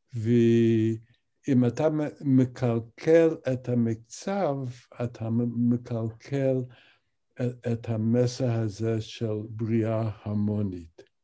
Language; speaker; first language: Hebrew; non-native, fluent; English